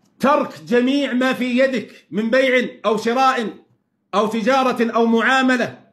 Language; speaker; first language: Arabic; native; Arabic